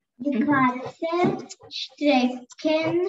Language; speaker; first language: German; non-native, learner; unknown